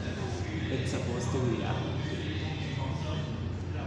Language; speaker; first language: English; non-native, learner; Arabic